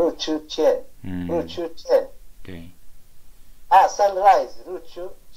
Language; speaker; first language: Chinese; non-native, learner; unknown